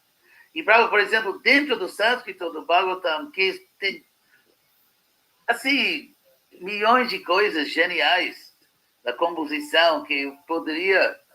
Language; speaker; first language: Portuguese; non-native, fluent; English